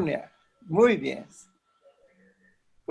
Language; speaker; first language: Spanish; native; Spanish